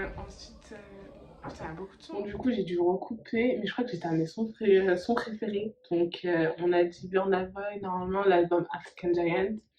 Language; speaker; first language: French; early bilingual, other home language; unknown